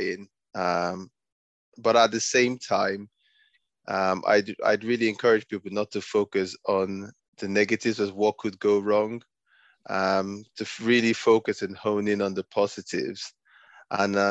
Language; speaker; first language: English; non-native, local second language; Yoruba